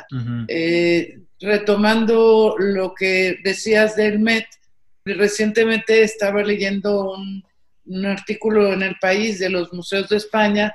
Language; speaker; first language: Spanish; native; Spanish